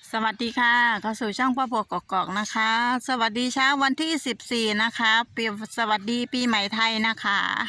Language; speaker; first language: Thai; non-native, local second language; Northeastern Thai